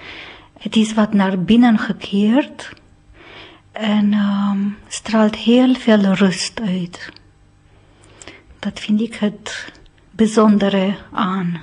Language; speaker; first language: Dutch; non-native, fluent; Romanian